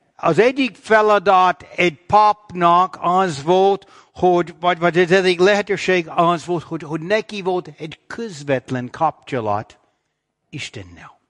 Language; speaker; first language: Hungarian; non-native, fluent; English